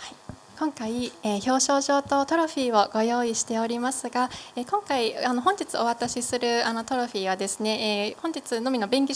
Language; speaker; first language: Japanese; native; Japanese